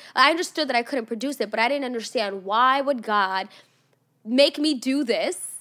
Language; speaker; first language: English; non-native, fluent; Russian